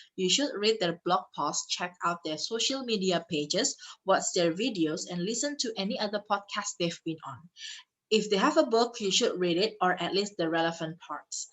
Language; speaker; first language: English; non-native, fluent; Indonesian